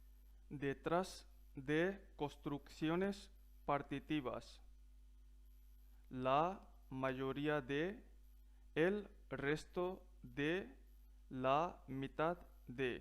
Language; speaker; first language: Spanish; non-native, fluent; Punjabi